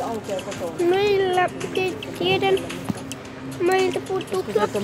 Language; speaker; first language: Finnish; early bilingual, heritage; Finnish